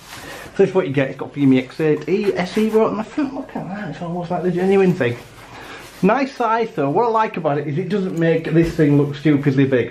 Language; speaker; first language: English; native; English